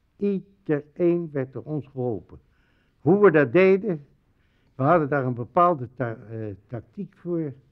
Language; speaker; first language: Dutch; native; Dutch